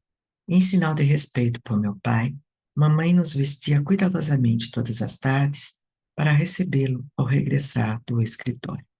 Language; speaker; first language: Portuguese; native; Portuguese